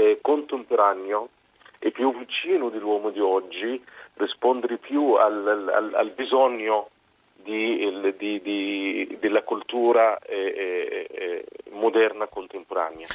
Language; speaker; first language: Italian; non-native, fluent; Arabic